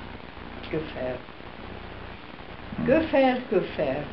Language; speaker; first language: French; non-native, fluent; Hungarian